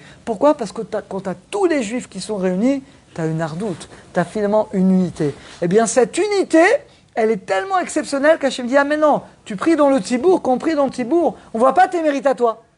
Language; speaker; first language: French; native; French